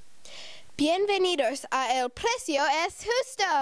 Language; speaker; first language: Spanish; non-native, learner; English